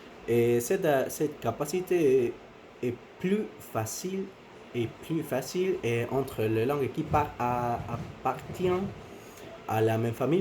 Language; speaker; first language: French; non-native, learner; Spanish